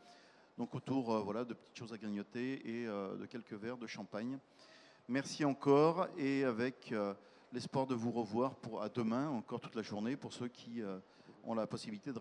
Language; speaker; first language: French; native; French